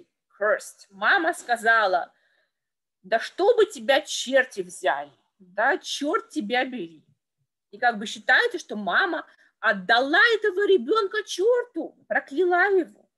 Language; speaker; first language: Russian; native; Russian